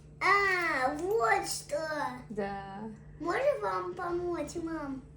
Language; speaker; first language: Russian; early bilingual, other home language; Azerbaijani